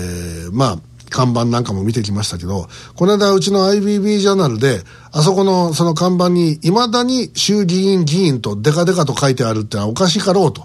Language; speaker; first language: Japanese; native; Japanese